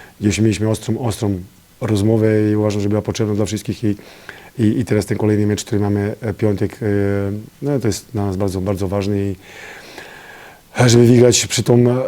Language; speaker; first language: Polish; non-native, fluent; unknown